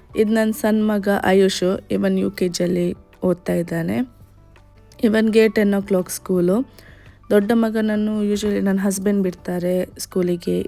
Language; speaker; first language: Kannada; non-native, local second language; Konkani